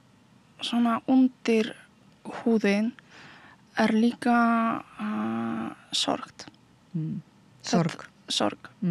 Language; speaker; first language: Icelandic; non-native, learner; Polish